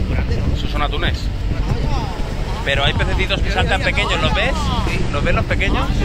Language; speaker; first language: Spanish; native; Spanish